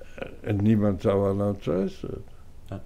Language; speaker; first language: Dutch; non-native, local second language; French